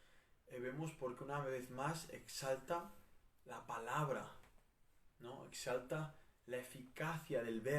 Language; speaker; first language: Spanish; native; Spanish